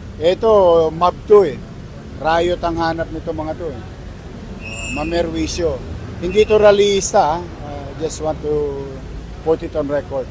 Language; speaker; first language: Filipino; native; Filipino